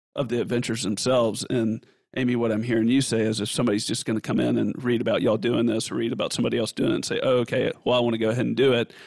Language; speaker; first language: English; native; English